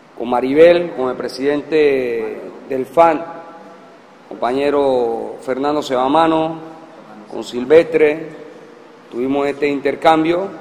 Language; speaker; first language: Spanish; native; Spanish